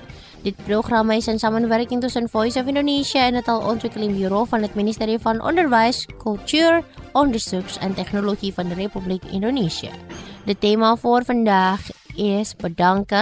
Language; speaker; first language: Dutch; non-native, fluent; Indonesian